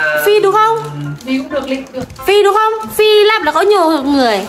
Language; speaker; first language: Vietnamese; non-native, learner; Indonesian